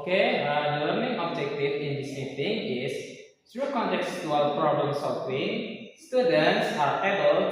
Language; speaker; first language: English; non-native, learner; Indonesian